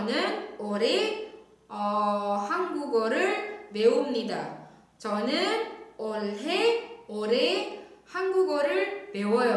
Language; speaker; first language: Korean; non-native, fluent; Indonesian